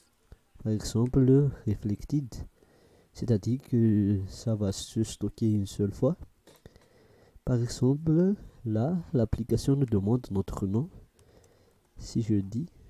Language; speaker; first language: French; non-native, fluent; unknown